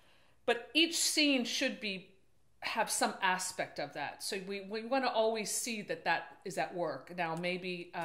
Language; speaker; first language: English; native; English